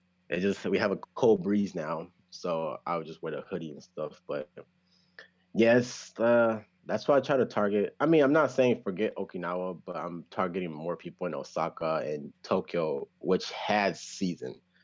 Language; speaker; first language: English; early bilingual, other home language; Japanese